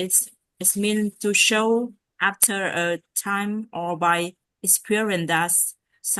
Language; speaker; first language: English; non-native, learner; Vietnamese